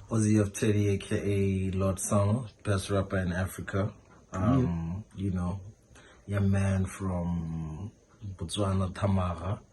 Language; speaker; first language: English; non-native, local second language; Tswana